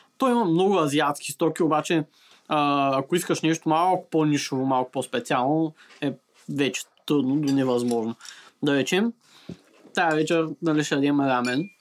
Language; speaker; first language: Bulgarian; native; Bulgarian